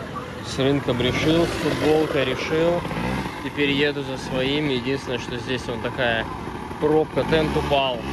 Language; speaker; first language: Russian; native; Russian